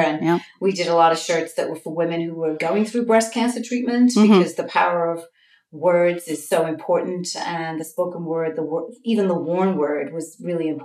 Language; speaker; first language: English; native; English